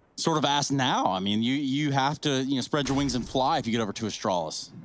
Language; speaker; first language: English; native; English